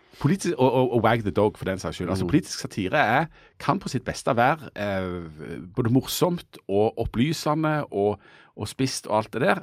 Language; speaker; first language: Norwegian; native; Norwegian